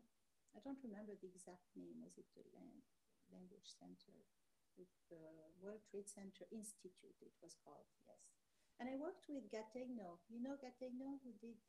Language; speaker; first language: English; non-native, fluent; Arabic